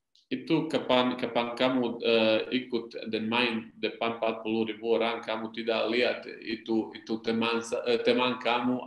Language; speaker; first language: Indonesian; non-native, learner; Serbian